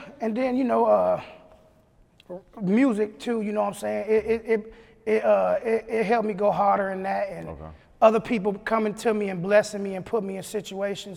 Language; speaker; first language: English; native; English